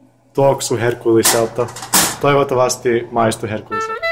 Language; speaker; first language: Finnish; non-native, learner; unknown